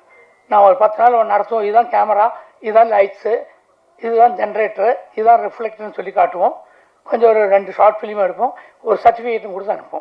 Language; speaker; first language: Tamil; non-native, local second language; Malayalam